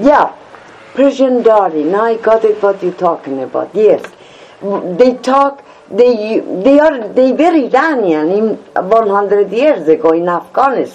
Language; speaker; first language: English; non-native, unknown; Persian